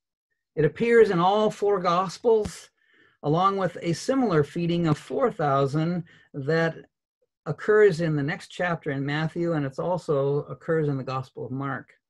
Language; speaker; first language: English; native; English